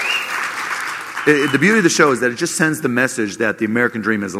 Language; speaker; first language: English; native; English